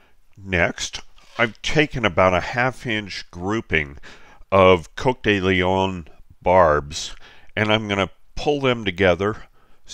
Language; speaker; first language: English; native; English